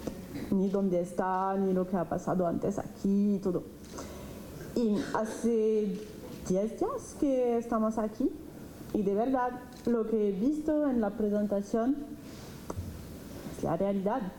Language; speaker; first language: Spanish; non-native, fluent; French